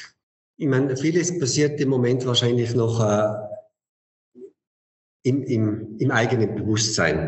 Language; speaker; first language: German; native; German